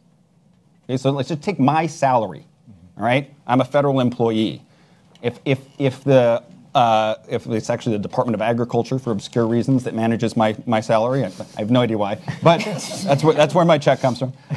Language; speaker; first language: English; native; English